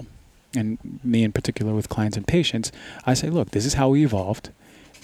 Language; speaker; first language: English; native; English